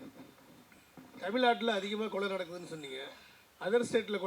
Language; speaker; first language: Tamil; native; Tamil